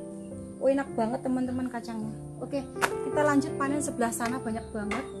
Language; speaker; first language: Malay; non-native, local second language; Javanese